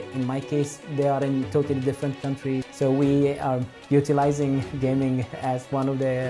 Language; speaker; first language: English; non-native, fluent; Arabic